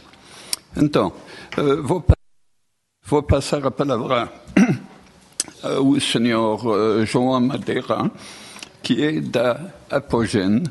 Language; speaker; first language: Portuguese; non-native, fluent; French